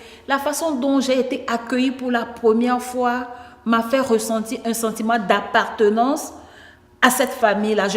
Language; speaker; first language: French; non-native, local second language; Ewe